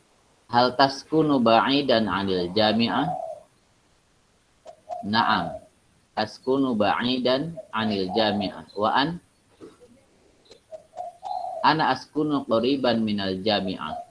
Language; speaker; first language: Arabic; non-native, fluent; Indonesian